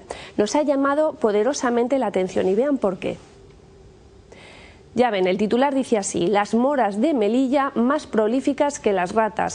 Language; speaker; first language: Spanish; native; Spanish